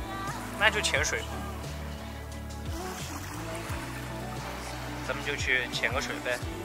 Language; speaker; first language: Chinese; native; Chinese